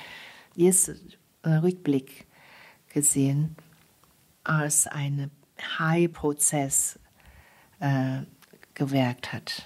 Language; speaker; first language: German; non-native, fluent; Chinese